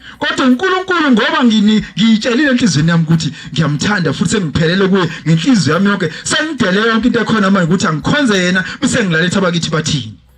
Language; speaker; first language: Zulu; native; Zulu